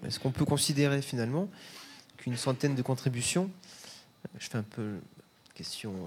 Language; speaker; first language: French; native; French